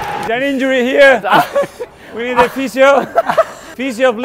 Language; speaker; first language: English; non-native, fluent; Spanish